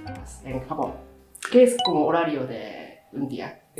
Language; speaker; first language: Spanish; non-native, learner; Japanese